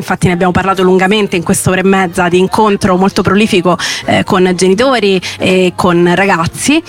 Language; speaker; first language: Italian; native; Italian